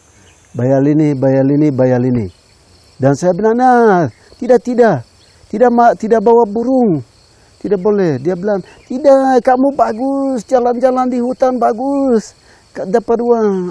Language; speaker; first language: Indonesian; non-native, local second language; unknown